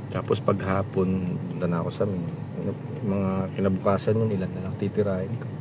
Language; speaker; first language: Filipino; non-native, local second language; Pampanga